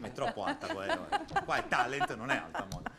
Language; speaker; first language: Italian; native; Italian